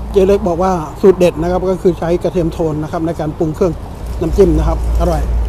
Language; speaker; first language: Thai; native; Thai